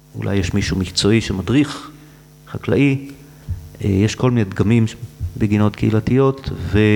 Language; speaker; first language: Hebrew; native; Hebrew